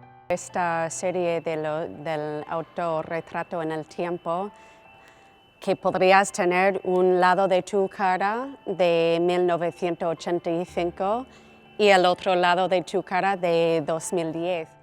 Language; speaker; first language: Spanish; non-native, fluent; English